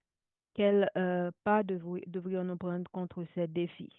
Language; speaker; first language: French; non-native, local second language; Haitian Creole